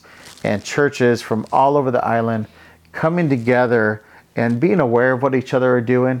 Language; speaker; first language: English; native; English